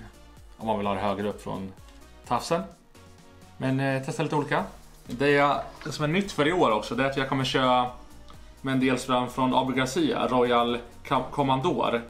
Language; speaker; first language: Swedish; native; Swedish